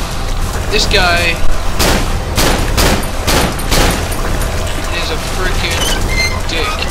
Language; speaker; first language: English; native; English